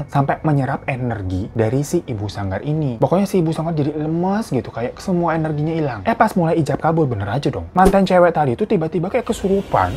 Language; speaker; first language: Indonesian; native; Indonesian